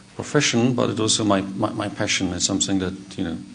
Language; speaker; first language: English; non-native, fluent; Czech